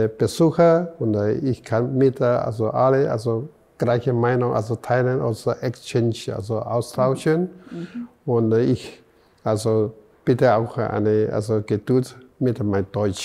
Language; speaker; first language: German; non-native, fluent; Chinese